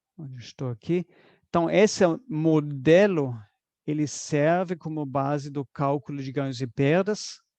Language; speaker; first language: Portuguese; non-native, fluent; German